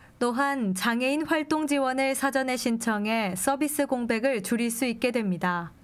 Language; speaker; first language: Korean; native; Korean